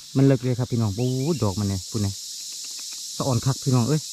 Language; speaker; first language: Thai; non-native, local second language; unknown